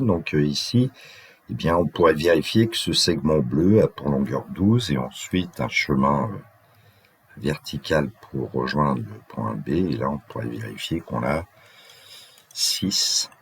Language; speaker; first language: French; native; French